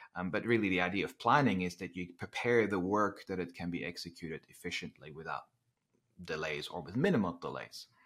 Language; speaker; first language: English; non-native, fluent; Dutch